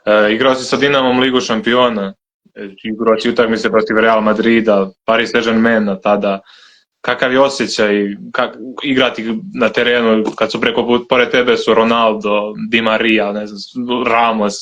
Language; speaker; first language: Croatian; native; Croatian